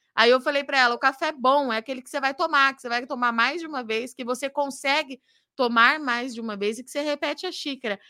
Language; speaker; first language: Portuguese; native; Portuguese